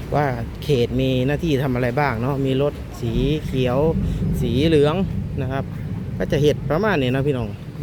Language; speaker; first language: Thai; native; Thai